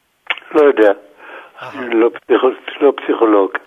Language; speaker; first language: Hebrew; non-native, fluent; German